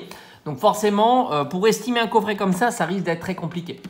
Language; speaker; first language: French; native; French